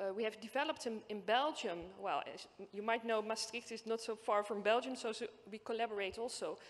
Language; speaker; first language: English; non-native, fluent; Dutch